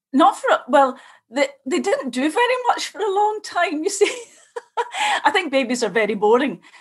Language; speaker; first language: English; native; English